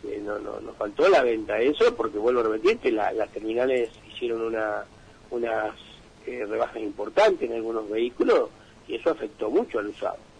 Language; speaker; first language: Spanish; native; Spanish